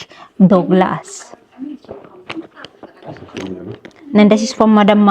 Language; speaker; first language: German; non-native, learner; Filipino